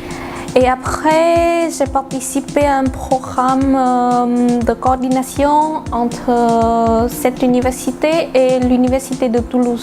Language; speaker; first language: French; non-native, fluent; Vietnamese